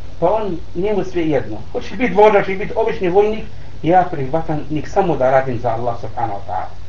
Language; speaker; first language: Bosnian; non-native, learner; Arabic